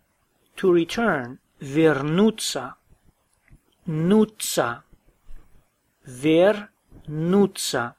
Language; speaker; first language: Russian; non-native, fluent; English